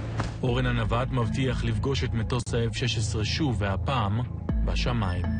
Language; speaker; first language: Hebrew; native; Hebrew